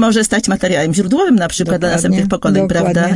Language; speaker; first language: Polish; native; Polish